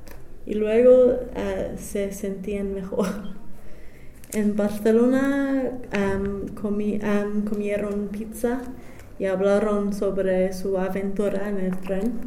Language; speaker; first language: Spanish; non-native, fluent; English